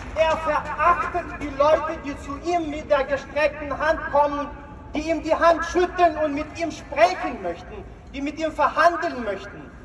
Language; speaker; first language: German; non-native, fluent; Ukrainian